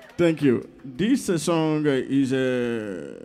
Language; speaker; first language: English; non-native, learner; Bambara